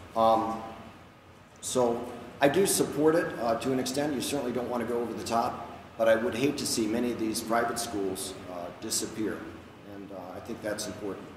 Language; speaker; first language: English; native; English